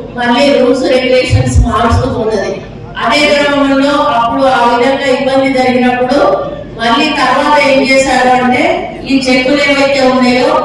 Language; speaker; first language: Telugu; native; Telugu